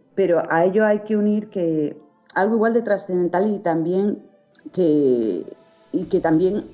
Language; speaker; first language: Spanish; native; Spanish